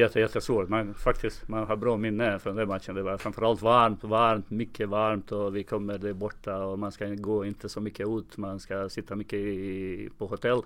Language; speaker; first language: Swedish; non-native, fluent; Serbian